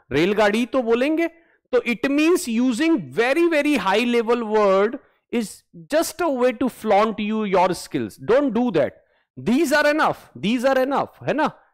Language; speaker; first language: Hindi; native; Hindi